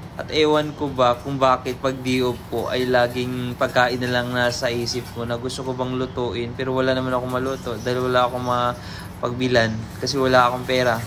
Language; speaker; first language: Filipino; non-native, local second language; Cebuano